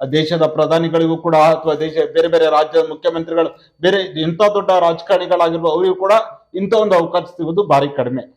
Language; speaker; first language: Kannada; native; Kannada